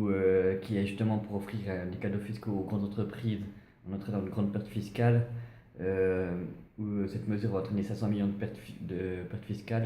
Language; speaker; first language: French; native; French